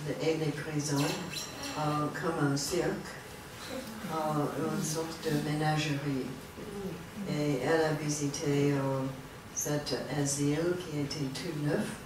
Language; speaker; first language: French; non-native, learner; English